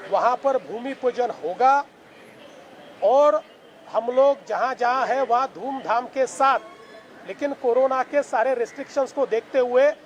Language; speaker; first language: Hindi; non-native, local second language; Marathi